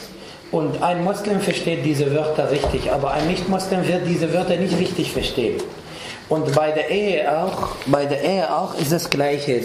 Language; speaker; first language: German; non-native, fluent; Arabic